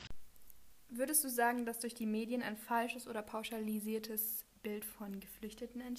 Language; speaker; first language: German; native; German